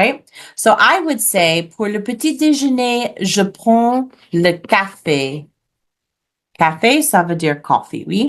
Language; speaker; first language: French; non-native, fluent; English